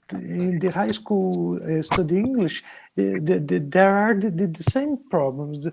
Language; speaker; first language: English; non-native, learner; Portuguese